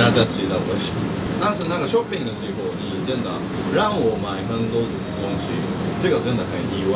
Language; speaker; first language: Chinese; non-native, fluent; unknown